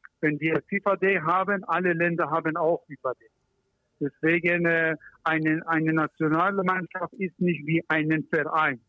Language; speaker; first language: German; non-native, learner; Persian